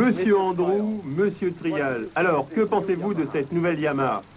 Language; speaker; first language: French; native; French